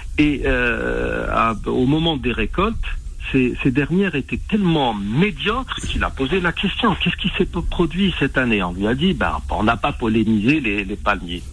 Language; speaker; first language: French; non-native, local second language; Arabic